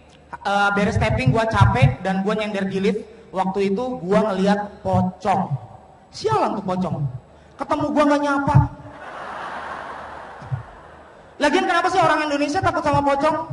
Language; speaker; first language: Indonesian; native; Indonesian